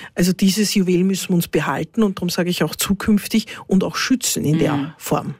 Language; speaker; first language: German; native; German